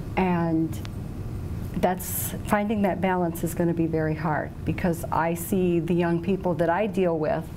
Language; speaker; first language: English; native; English